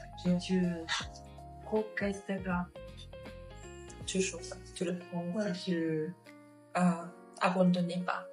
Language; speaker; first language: French; non-native, learner; Thai